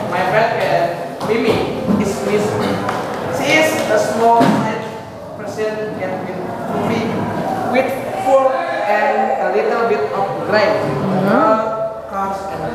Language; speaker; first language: English; non-native, learner; Indonesian